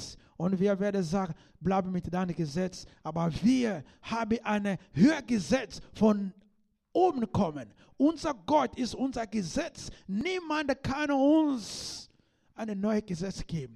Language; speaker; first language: German; non-native, learner; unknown